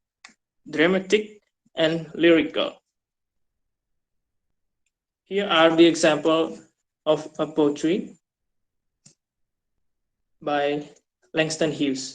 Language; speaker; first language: English; non-native, fluent; Indonesian